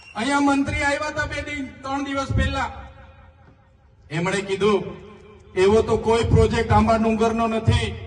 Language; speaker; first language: Gujarati; non-native, local second language; Vasavi